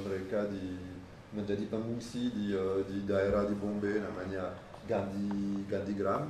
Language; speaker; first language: Indonesian; non-native, fluent; French